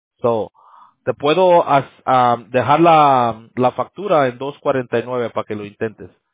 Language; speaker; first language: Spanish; early bilingual, heritage; Spanish